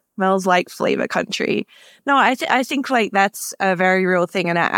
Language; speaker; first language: English; native; English